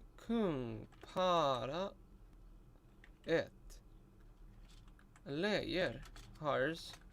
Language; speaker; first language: Swedish; non-native, learner; Russian